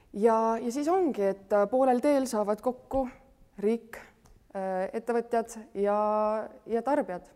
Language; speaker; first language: Estonian; native; Estonian